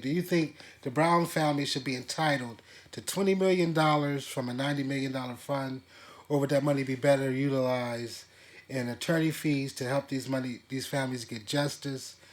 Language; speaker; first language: English; native; English